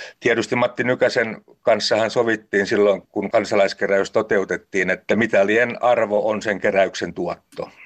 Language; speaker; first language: Finnish; native; Finnish